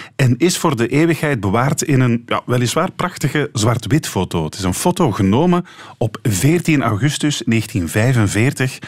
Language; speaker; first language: Dutch; native; Dutch